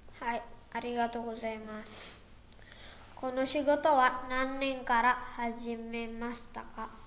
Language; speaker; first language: Japanese; non-native, learner; Indonesian